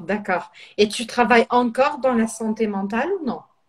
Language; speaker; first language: French; non-native, fluent; Portuguese